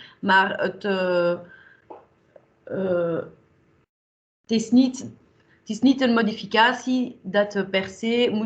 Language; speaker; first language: Dutch; non-native, local second language; French